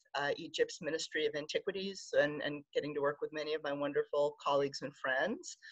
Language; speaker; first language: English; native; English